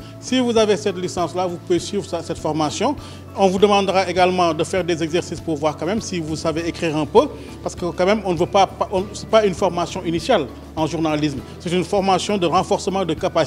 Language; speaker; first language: French; non-native, local second language; Wolof